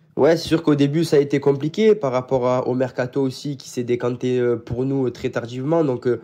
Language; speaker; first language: French; native; French